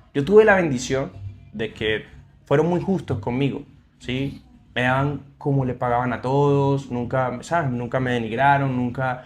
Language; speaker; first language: Spanish; native; Spanish